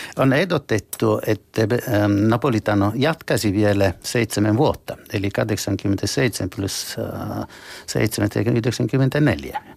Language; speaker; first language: Finnish; non-native, fluent; Italian